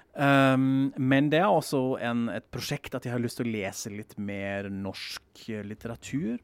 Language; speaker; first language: Norwegian; non-native, fluent; German